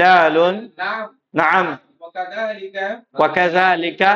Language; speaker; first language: Arabic; non-native, fluent; Urdu